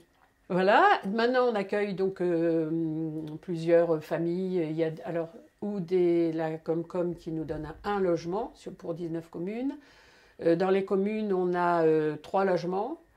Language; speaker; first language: French; native; French